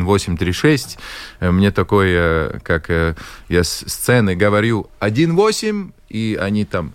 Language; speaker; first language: Russian; non-native, local second language; Latvian